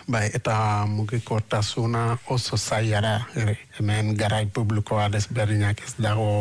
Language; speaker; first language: Basque; non-native, fluent; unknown